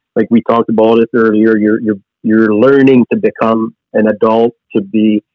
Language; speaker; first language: English; native; English